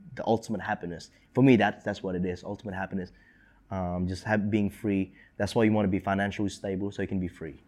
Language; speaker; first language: English; early bilingual, other home language; Indonesian